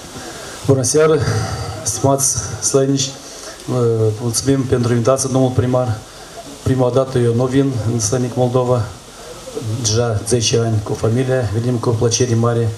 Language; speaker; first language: Romanian; non-native, local second language; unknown